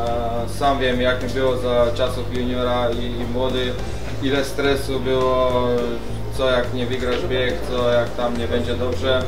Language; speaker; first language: Polish; non-native, fluent; Croatian